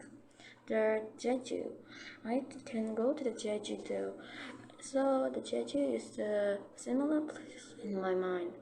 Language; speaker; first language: English; non-native, learner; Korean